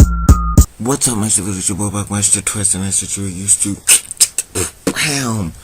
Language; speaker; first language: English; native; English